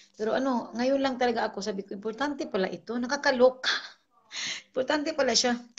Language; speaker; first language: Filipino; non-native, local second language; Cebuano